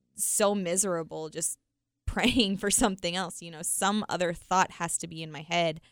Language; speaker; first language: English; native; English